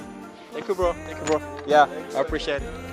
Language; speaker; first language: English; non-native, learner; French